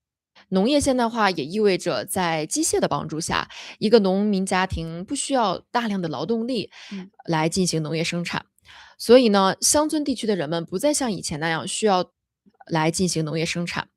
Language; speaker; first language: Chinese; native; Chinese